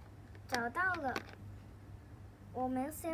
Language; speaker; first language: Chinese; non-native, learner; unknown